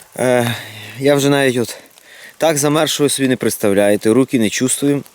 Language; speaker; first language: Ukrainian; native; Ukrainian